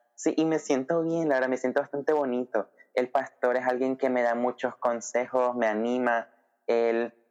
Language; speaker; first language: Spanish; native; Spanish